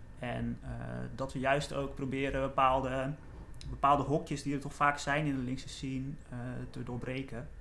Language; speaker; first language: Dutch; native; Dutch